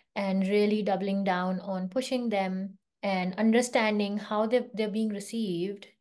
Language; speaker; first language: English; non-native, local second language; Hindi